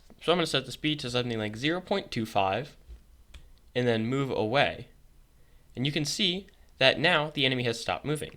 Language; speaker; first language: English; native; English